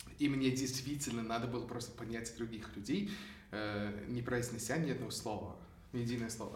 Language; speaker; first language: Russian; non-native, fluent; English